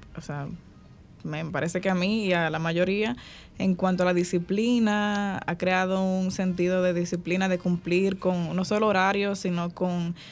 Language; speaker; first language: Spanish; native; Spanish